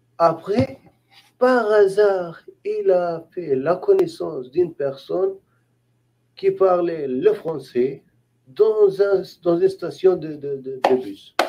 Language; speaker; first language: French; non-native, local second language; Haitian Creole